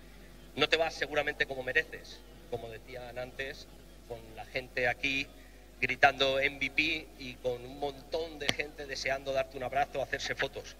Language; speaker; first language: Spanish; native; Spanish